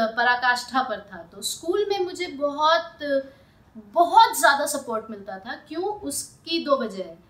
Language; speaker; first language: Hindi; native; Hindi